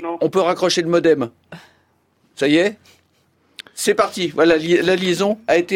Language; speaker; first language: French; native; French